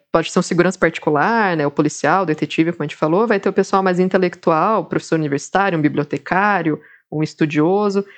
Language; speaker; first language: Portuguese; native; Portuguese